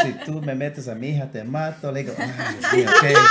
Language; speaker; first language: Spanish; native; Spanish